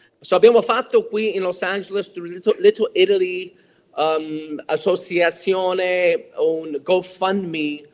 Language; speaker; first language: Italian; early bilingual, heritage; English